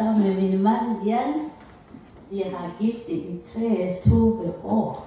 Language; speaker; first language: Danish; non-native, learner; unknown